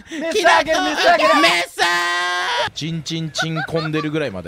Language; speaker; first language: Japanese; native; Japanese